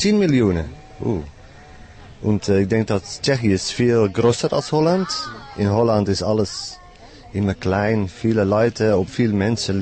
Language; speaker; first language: German; non-native, learner; Dutch